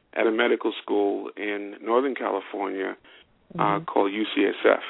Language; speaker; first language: English; native; English